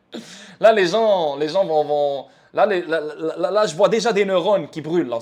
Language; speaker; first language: French; native; French